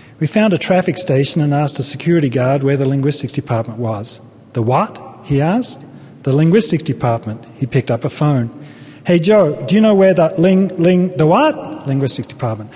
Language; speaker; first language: English; native; English